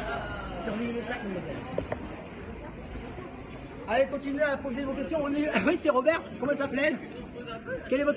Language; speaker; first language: French; native; French